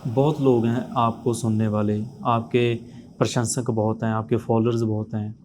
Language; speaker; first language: Hindi; non-native, local second language; Punjabi